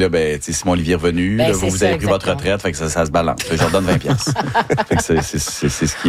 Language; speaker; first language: French; native; French